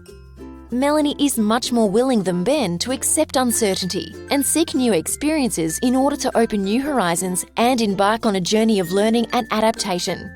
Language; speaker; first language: English; native; English